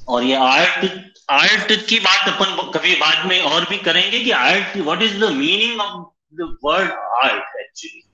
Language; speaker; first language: Hindi; native; Hindi